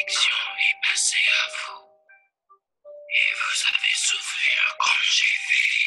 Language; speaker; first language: French; non-native, learner; English